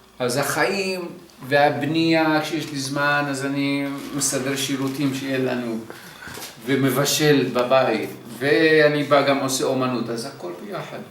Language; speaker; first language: Hebrew; early bilingual, other home language; Arabic